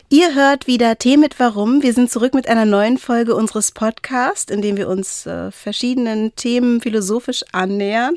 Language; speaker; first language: German; native; German